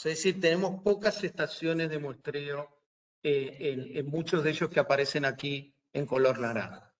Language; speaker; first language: Spanish; native; Spanish